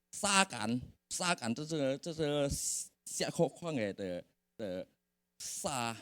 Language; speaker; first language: Chinese; early bilingual, heritage; Hakka Chinese